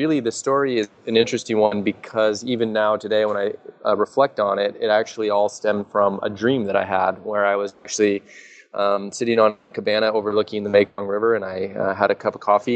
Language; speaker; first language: English; native; English